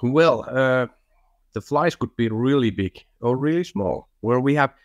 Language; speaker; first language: English; non-native, fluent; Finnish